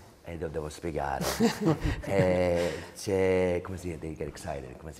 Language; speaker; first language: Italian; early bilingual, heritage; English